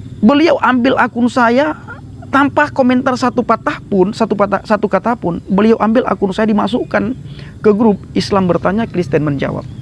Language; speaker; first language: Indonesian; non-native, local second language; Achinese